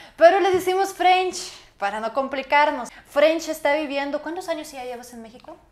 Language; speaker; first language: Spanish; native; Spanish